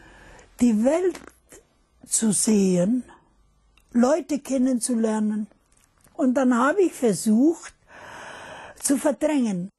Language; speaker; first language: German; non-native, fluent; Russian